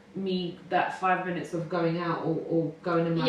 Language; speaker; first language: English; native; English